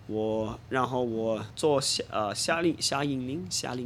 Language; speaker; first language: Chinese; non-native, fluent; English